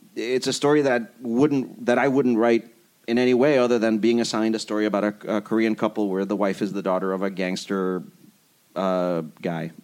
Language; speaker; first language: English; early bilingual, other home language; Spanish